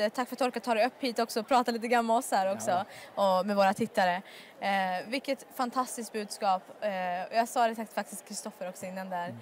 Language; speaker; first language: Swedish; native; Swedish